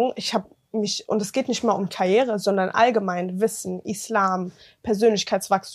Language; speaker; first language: German; early bilingual, other home language; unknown